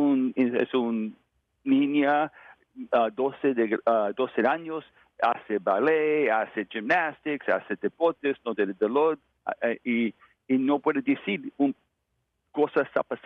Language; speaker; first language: Spanish; non-native, learner; English